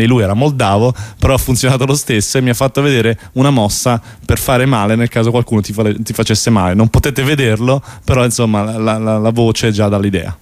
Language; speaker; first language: Italian; native; Italian